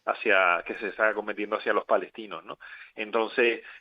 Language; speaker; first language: Spanish; native; Spanish